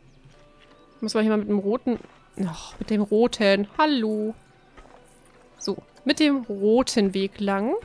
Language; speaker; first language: German; native; German